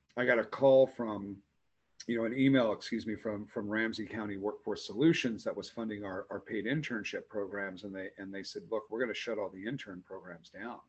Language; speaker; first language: English; native; English